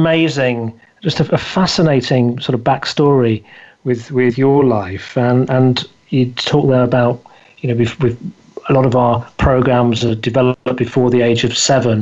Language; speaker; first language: English; native; English